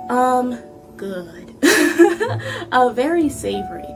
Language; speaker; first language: English; native; English